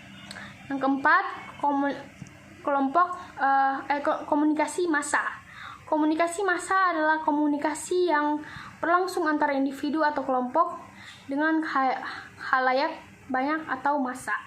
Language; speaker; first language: Indonesian; native; Indonesian